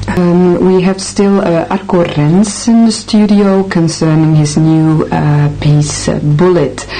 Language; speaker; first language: English; non-native, fluent; Dutch